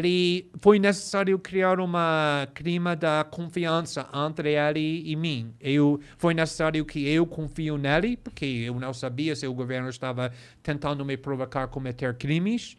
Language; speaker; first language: Portuguese; non-native, fluent; English